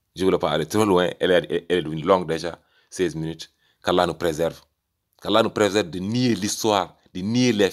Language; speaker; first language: French; native; French